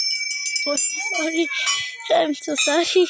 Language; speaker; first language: English; non-native, learner; Nepali